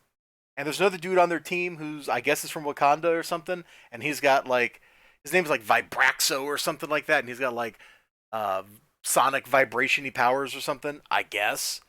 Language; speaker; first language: English; native; English